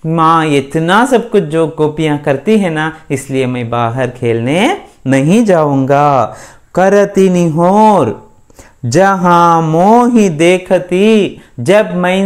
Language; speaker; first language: Hindi; non-native, local second language; Kannada